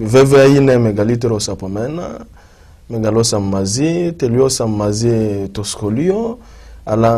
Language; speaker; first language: Greek; non-native, fluent; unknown